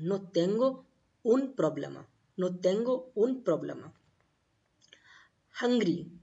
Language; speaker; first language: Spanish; non-native, learner; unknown